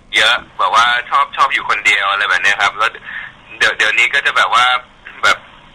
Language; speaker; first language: Thai; early bilingual, heritage; Thai